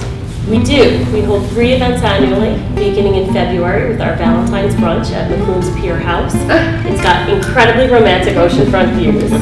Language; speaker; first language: English; native; English